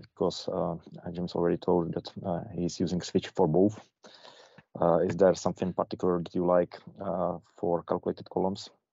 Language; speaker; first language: English; non-native, fluent; Czech